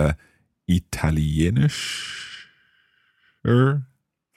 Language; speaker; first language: German; non-native, learner; English